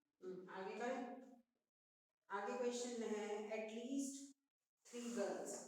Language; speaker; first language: Hindi; native; Hindi